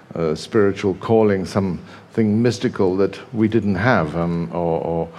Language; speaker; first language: English; native; English